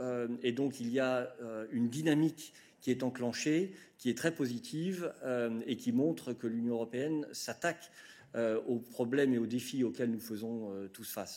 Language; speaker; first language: French; native; French